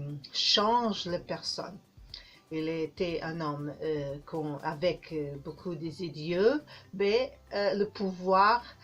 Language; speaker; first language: French; non-native, learner; Portuguese